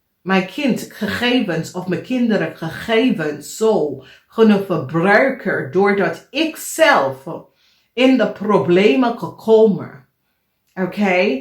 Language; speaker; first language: Dutch; non-native, learner; English